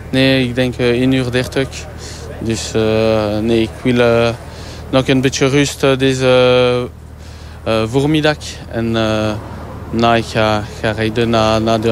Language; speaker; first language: Dutch; non-native, learner; French